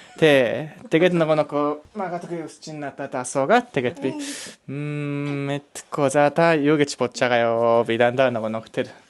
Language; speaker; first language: Mongolian; non-native, learner; Japanese